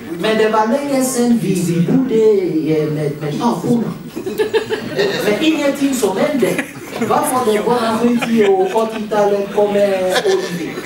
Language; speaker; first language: Swedish; non-native, learner; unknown